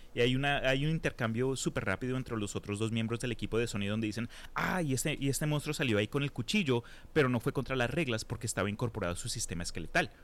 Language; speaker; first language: Spanish; early bilingual, heritage; Spanish